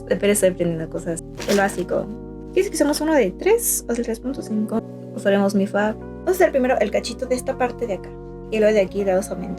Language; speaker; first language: Spanish; native; Spanish